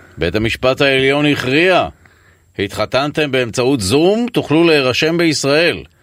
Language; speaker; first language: Hebrew; native; Hebrew